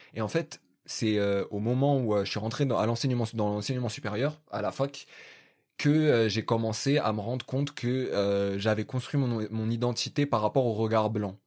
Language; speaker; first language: French; native; French